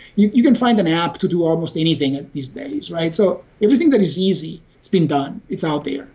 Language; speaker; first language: English; non-native, fluent; Italian